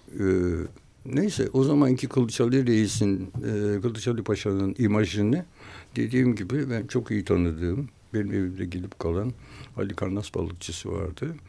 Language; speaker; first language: Turkish; native; Turkish